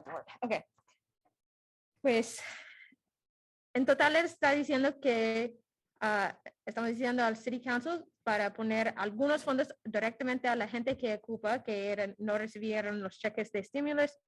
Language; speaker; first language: Spanish; non-native, fluent; English